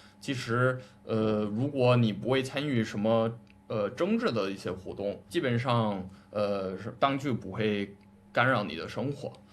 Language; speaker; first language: Chinese; non-native, fluent; English